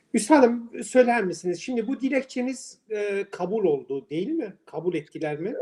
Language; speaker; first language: Turkish; non-native, local second language; Kurdish